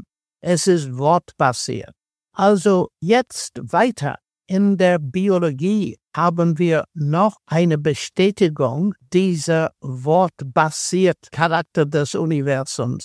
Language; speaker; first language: German; non-native, fluent; English